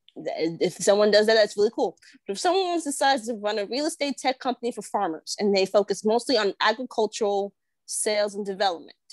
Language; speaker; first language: English; native; English